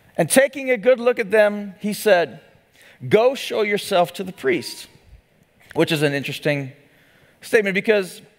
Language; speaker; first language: English; native; English